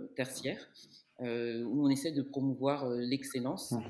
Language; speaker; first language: French; native; French